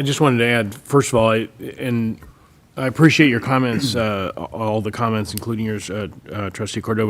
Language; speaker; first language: English; native; English